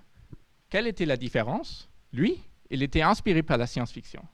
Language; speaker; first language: French; non-native, fluent; German